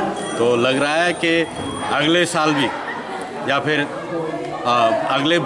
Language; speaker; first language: Hindi; non-native, local second language; Kok Borok